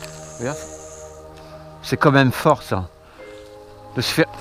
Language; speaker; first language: French; native; French